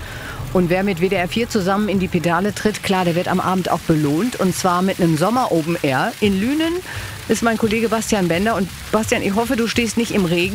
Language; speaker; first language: German; native; German